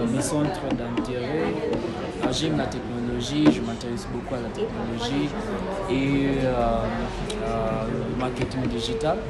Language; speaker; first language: French; non-native, fluent; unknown